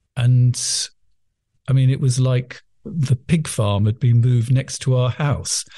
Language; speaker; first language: English; native; English